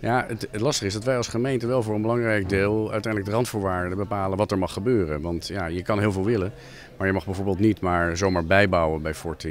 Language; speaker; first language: Dutch; native; Dutch